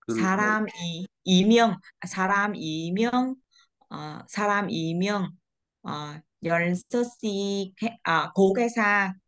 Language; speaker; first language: Korean; non-native, learner; Vietnamese